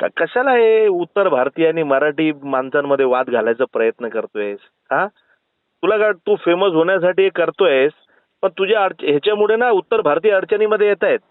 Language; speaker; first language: Marathi; non-native, local second language; Gujarati